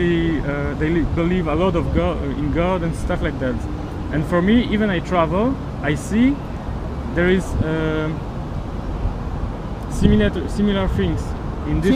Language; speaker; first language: English; non-native, learner; Polish